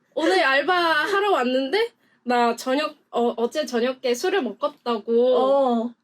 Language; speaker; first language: Korean; non-native, fluent; Vietnamese